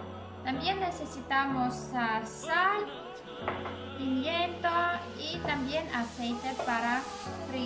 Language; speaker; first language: Spanish; non-native, learner; Polish